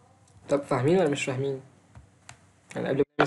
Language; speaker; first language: Arabic; native; Arabic